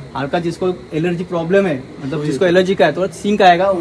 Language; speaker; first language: Hindi; non-native, local second language; Marathi